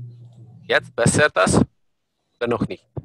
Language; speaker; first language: German; non-native, learner; Hungarian